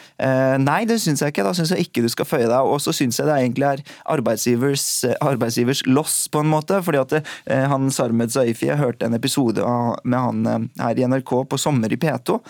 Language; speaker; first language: Norwegian; early bilingual, other home language; Urdu